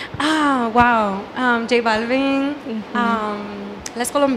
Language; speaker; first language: Spanish; early bilingual, heritage; English